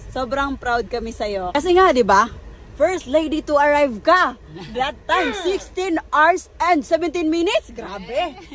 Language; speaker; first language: Filipino; non-native, local second language; Cebuano